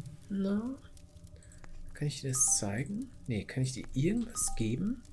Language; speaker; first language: German; native; German